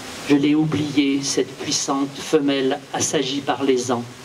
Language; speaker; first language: French; native; French